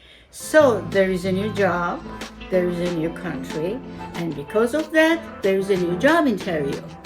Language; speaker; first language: English; non-native, fluent; Turkish